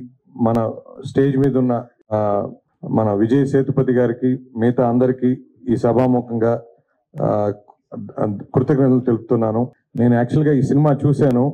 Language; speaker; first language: Telugu; native; Telugu